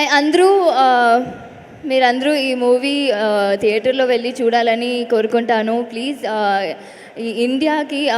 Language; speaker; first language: Telugu; non-native, learner; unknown